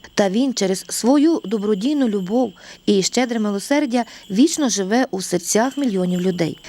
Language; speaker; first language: Ukrainian; native; Ukrainian